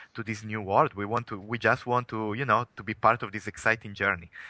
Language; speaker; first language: English; non-native, fluent; Italian